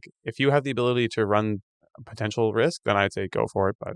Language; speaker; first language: English; native; English